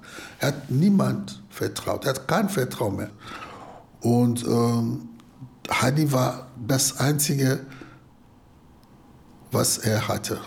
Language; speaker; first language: German; non-native, fluent; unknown